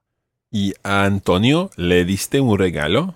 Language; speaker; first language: Spanish; non-native, fluent; English